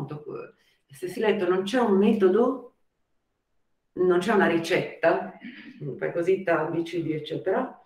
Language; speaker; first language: Italian; native; Italian